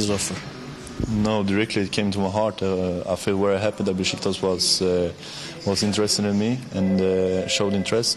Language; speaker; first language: English; non-native, fluent; Swedish